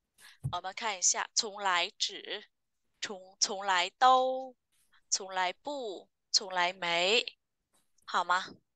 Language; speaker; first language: Chinese; non-native, fluent; Vietnamese